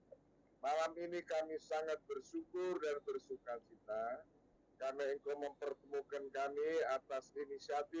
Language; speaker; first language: Indonesian; native; Indonesian